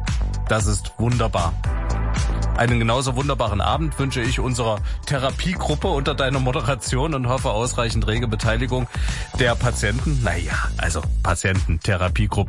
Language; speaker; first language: German; native; German